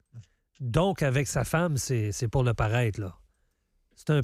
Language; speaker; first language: French; native; French